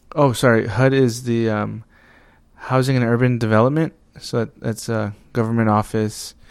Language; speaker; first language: English; native; English